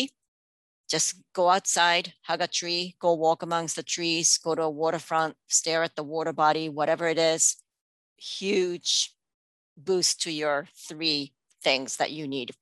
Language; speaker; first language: English; non-native, fluent; Japanese